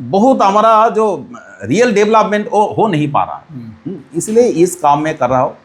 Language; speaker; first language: Hindi; non-native, local second language; Bangla